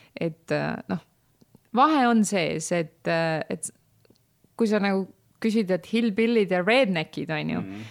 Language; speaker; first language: Estonian; native; Estonian